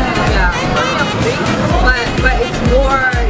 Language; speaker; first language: English; non-native, learner; Korean